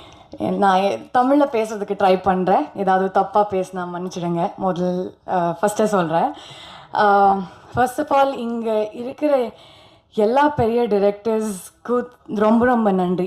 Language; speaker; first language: Tamil; non-native, learner; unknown